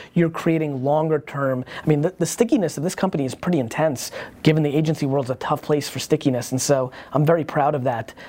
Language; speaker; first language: English; early bilingual, other home language; Russian